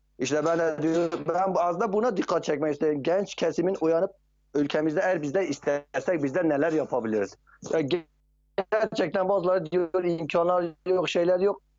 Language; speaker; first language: Turkish; non-native, local second language; Kurdish